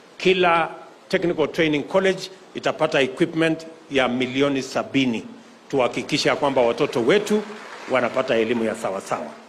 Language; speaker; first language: Swahili; non-native, local second language; Kalenjin